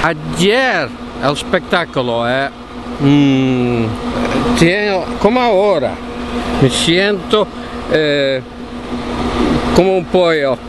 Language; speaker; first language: Spanish; non-native, learner; Dutch